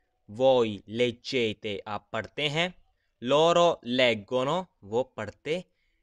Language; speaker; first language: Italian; non-native, learner; Urdu